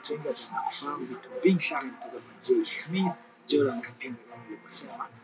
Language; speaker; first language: Swahili; native; Swahili